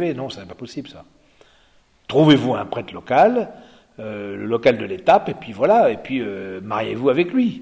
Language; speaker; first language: French; native; French